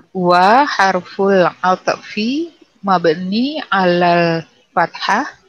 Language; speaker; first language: Arabic; non-native, learner; Indonesian